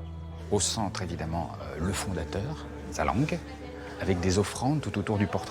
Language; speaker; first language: French; native; French